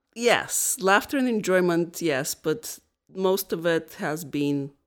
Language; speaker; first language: English; non-native, fluent; Bulgarian